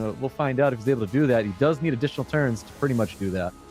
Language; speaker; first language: English; native; English